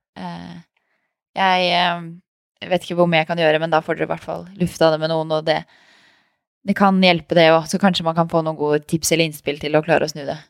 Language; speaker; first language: Norwegian; native; Norwegian